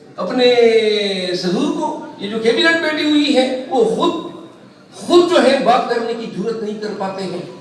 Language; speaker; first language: Urdu; non-native, local second language; Pashto